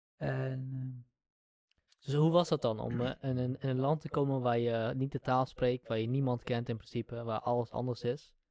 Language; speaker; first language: Dutch; early bilingual, other home language; Kurdish